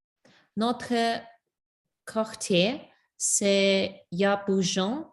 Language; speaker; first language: French; non-native, learner; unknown